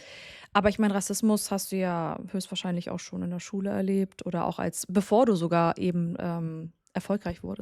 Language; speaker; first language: German; native; German